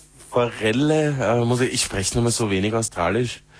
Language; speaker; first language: German; native; German